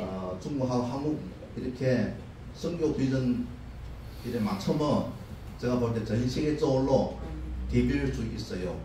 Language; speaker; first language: Korean; non-native, learner; Chinese